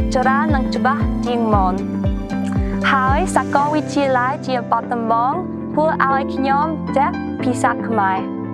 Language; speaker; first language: Khmer; non-native, learner; English